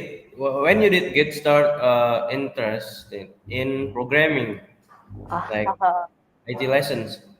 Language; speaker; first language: English; non-native, learner; Indonesian